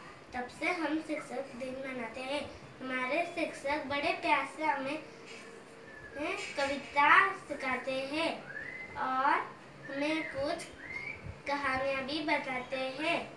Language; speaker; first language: Hindi; non-native, local second language; Marathi